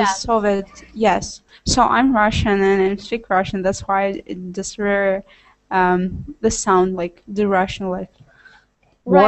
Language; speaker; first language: English; non-native, learner; Russian